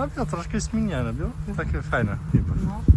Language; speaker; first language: Polish; non-native, learner; Portuguese